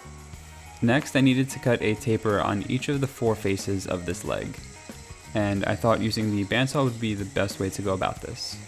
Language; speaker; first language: English; native; English